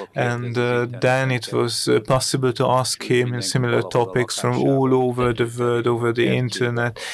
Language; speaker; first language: English; non-native, fluent; Hungarian